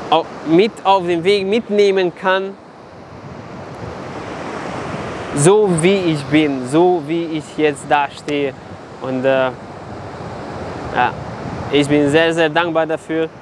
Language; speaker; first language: German; non-native, fluent; Serbian